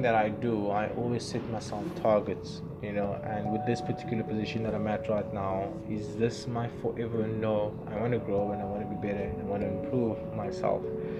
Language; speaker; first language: English; non-native, local second language; Xhosa